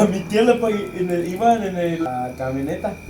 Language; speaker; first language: Spanish; native; Spanish